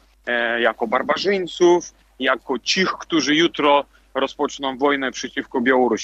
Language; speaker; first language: Polish; non-native, fluent; Belarusian